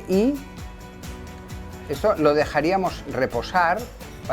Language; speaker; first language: Spanish; native; Spanish